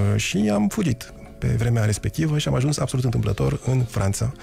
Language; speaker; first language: French; non-native, fluent; Romanian